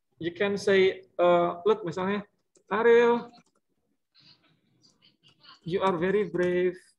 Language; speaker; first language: English; non-native, fluent; Indonesian